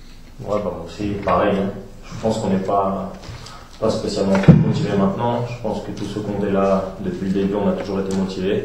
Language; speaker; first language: French; native; French